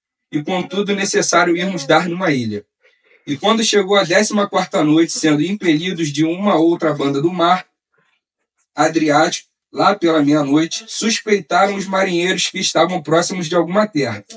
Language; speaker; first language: Portuguese; native; Portuguese